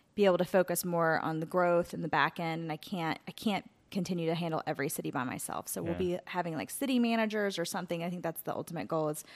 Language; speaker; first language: English; native; English